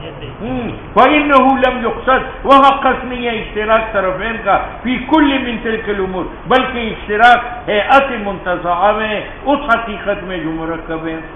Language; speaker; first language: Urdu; non-native, local second language; Pashto